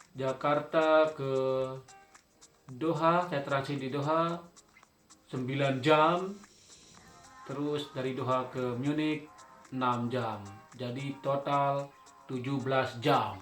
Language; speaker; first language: Indonesian; non-native, local second language; Sasak